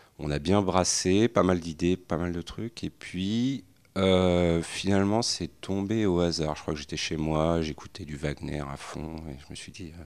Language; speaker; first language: French; native; French